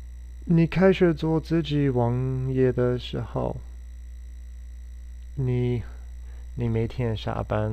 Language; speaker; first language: Chinese; non-native, fluent; English